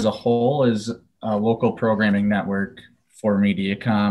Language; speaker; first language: English; native; English